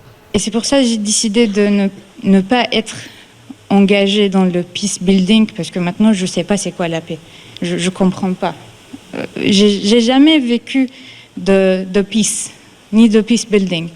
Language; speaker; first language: French; non-native, fluent; Arabic